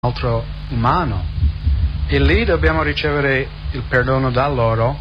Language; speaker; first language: Italian; non-native, fluent; English